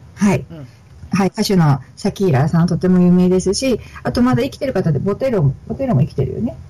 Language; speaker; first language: Japanese; native; Japanese